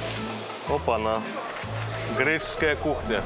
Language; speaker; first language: Russian; native; Russian